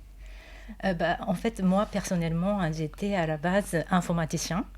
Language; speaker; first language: French; non-native, fluent; Japanese